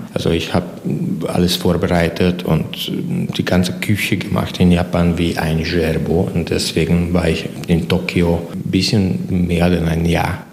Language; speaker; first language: German; non-native, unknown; Hungarian